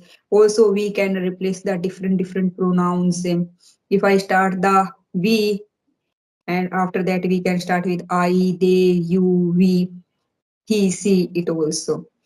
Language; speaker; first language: English; non-native, learner; Hindi